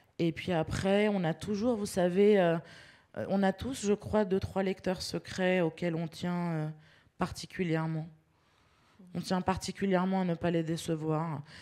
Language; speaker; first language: French; early bilingual, other home language; Arabic